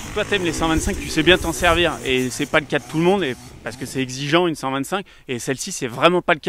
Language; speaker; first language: French; native; French